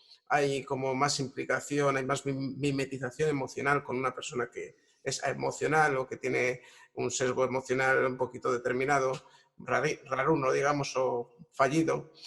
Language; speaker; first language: Spanish; native; Spanish